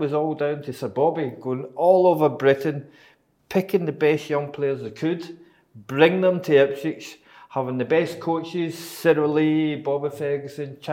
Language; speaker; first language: English; native; English